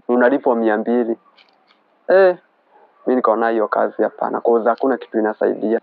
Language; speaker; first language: Swahili; native; Swahili